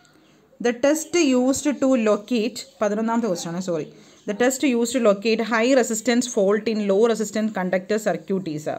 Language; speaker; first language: English; non-native, local second language; Malayalam